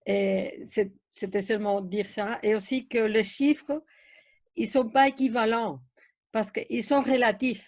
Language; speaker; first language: French; non-native, fluent; Spanish